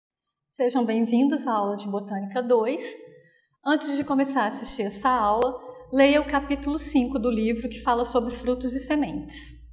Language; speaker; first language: Portuguese; native; Portuguese